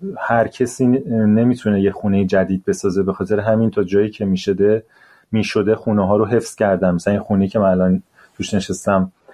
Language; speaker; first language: Persian; native; Persian